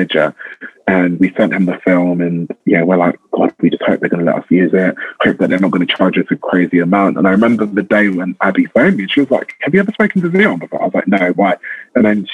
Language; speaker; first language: English; native; English